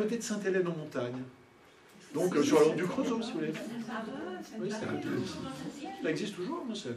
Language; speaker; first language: French; native; French